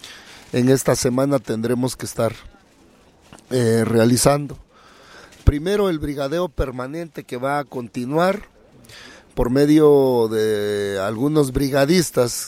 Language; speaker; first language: Spanish; native; Spanish